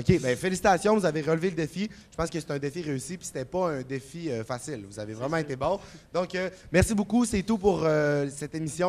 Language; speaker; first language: French; native; French